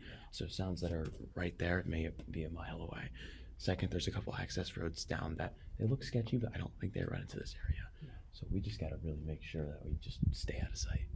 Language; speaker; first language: English; native; English